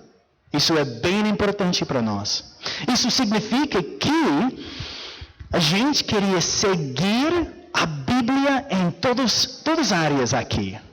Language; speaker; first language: Portuguese; non-native, fluent; English